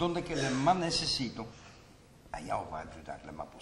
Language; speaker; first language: Spanish; non-native, learner; Dutch